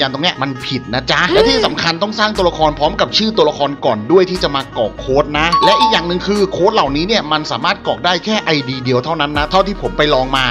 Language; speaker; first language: Thai; native; Thai